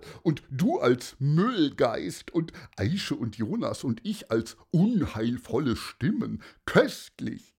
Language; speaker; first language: German; native; German